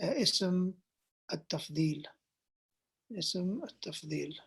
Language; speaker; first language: Arabic; non-native, fluent; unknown